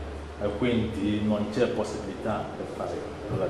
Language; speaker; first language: Italian; non-native, learner; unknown